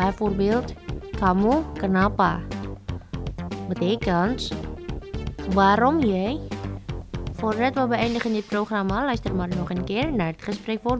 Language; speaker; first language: Dutch; non-native, fluent; Indonesian